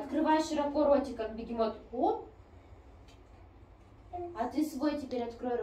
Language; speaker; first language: Russian; native; Russian